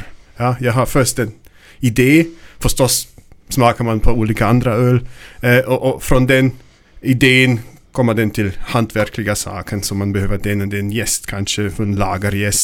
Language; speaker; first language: Swedish; non-native, learner; German